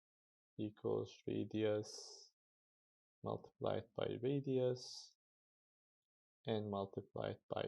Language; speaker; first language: English; non-native, fluent; Turkish